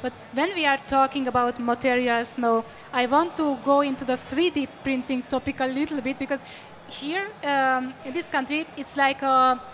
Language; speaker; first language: English; non-native, fluent; Hungarian